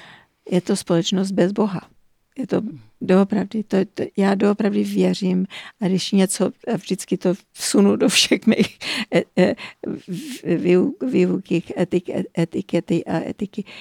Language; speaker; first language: Czech; early bilingual, heritage; Czech